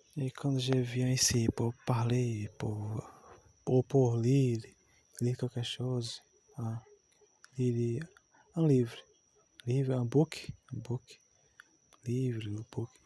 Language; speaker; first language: French; non-native, learner; Portuguese